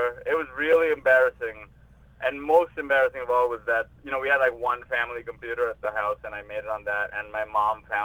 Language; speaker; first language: English; non-native, local second language; Hindi